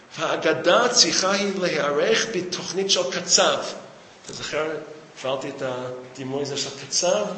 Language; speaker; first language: Hebrew; non-native, fluent; English